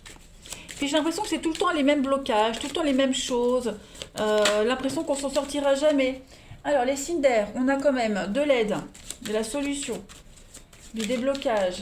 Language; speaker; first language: French; native; French